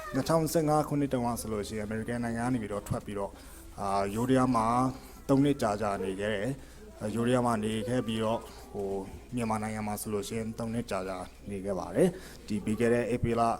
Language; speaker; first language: Burmese; non-native, fluent; English